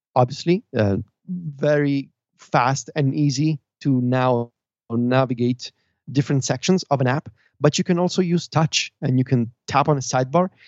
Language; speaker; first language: English; non-native, fluent; Italian